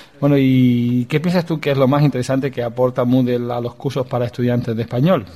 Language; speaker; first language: Spanish; native; Spanish